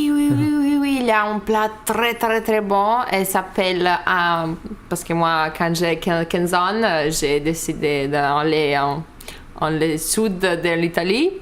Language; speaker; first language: French; non-native, learner; Lithuanian